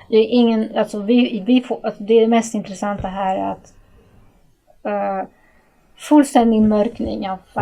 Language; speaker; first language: Swedish; non-native, fluent; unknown